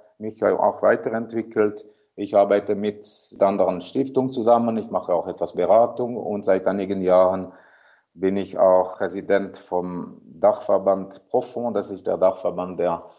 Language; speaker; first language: German; non-native, local second language; French